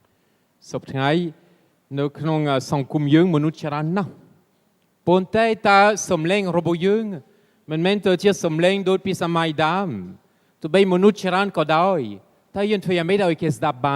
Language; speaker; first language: Khmer; non-native, fluent; French